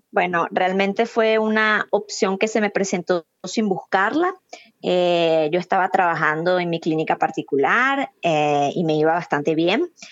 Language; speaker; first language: Spanish; native; Spanish